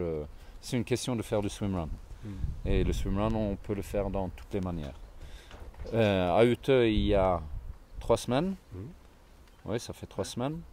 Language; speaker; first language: French; non-native, fluent; Swedish